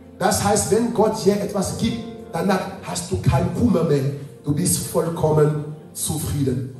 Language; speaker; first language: German; non-native, fluent; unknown